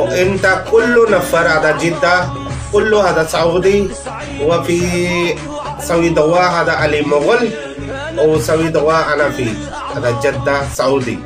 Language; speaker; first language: Arabic; non-native, learner; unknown